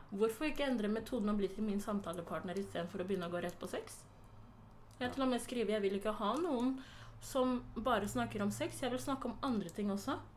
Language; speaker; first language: Norwegian; early bilingual, other home language; Swahili